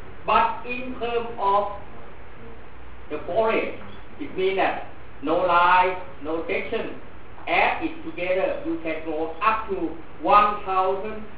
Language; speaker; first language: English; non-native, fluent; Thai